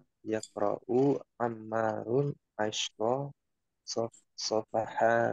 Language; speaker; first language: Arabic; non-native, learner; Indonesian